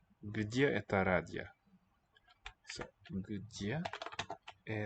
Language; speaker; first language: Russian; non-native, learner; English